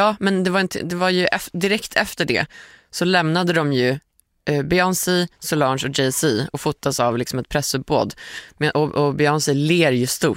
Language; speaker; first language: Swedish; native; Swedish